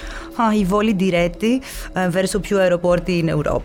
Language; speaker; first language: Italian; non-native, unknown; Greek